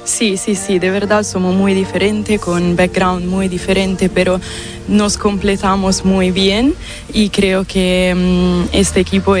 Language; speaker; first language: Spanish; non-native, fluent; Italian